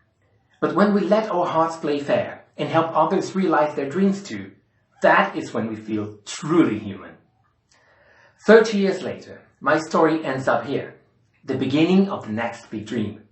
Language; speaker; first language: English; non-native, fluent; Portuguese